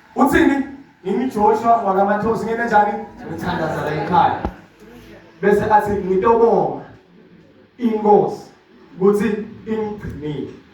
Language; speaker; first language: Zulu; non-native, local second language; Swati